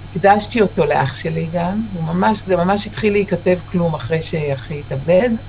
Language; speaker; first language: Hebrew; native; Hebrew